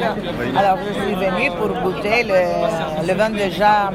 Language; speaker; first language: French; non-native, fluent; Greek